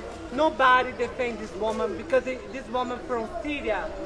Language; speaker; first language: English; non-native, learner; Spanish